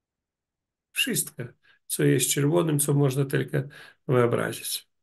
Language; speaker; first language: Polish; non-native, learner; Russian